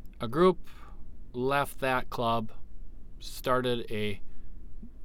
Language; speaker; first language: English; native; English